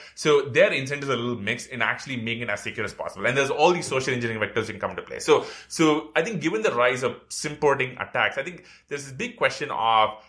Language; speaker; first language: English; non-native, local second language; Tamil